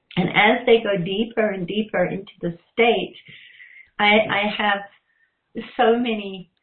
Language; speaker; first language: English; native; English